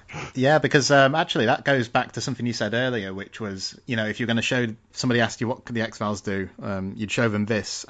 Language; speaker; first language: English; native; English